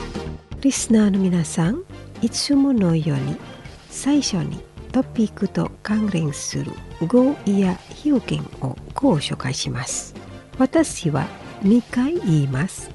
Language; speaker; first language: Japanese; non-native, fluent; Indonesian